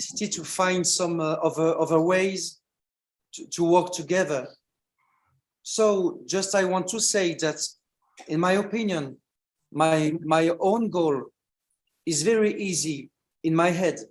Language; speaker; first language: English; non-native, learner; French